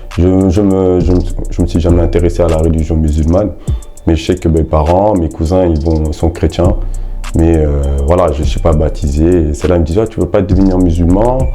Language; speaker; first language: French; early bilingual, other home language; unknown